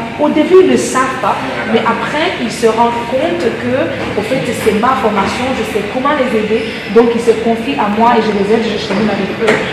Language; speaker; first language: French; non-native, local second language; Kinyarwanda